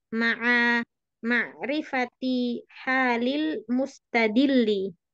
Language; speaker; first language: Arabic; non-native, learner; Indonesian